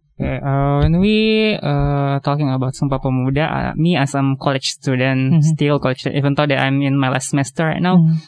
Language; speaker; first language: English; non-native, fluent; Indonesian